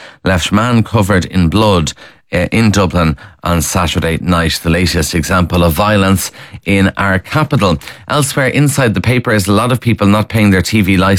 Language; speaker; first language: English; native; English